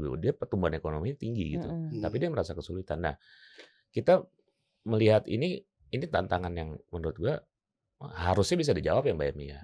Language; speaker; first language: Indonesian; native; Indonesian